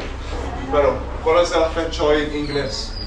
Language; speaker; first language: Spanish; non-native, learner; English